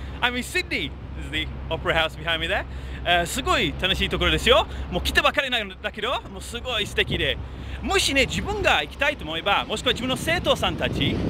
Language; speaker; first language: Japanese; non-native, fluent; English